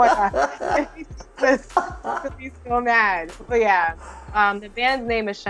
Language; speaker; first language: English; native; English